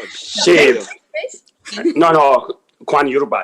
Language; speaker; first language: Spanish; non-native, learner; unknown